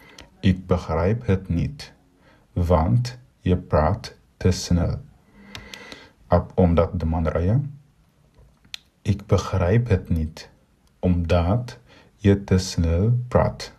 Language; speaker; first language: Dutch; non-native, fluent; Tigrinya